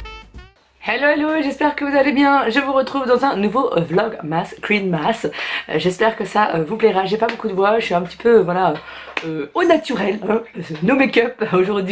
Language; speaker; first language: French; native; French